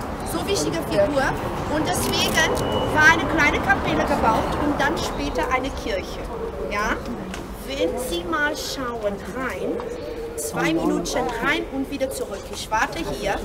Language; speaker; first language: German; non-native, fluent; Portuguese